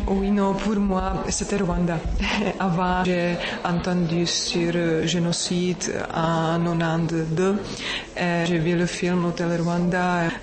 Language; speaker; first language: French; non-native, learner; Czech